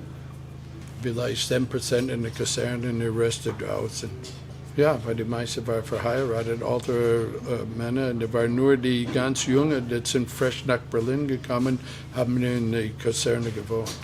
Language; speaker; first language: German; non-native, fluent; English